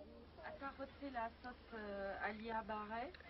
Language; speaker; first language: Hebrew; non-native, learner; French